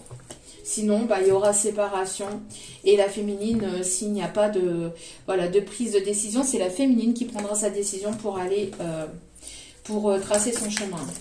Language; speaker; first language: French; native; French